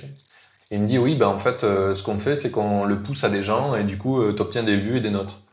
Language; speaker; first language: French; native; French